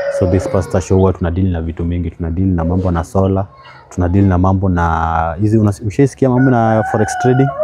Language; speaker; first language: Swahili; native; Swahili